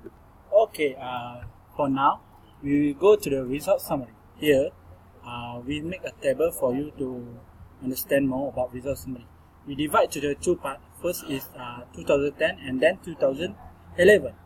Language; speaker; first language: English; non-native, learner; Malay